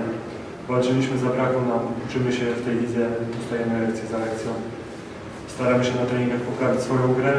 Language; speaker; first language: Polish; native; Polish